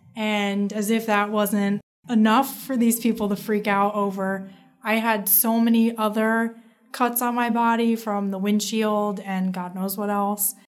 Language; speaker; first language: English; native; English